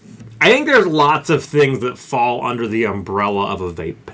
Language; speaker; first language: English; native; English